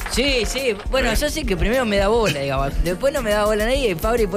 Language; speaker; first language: Spanish; native; Spanish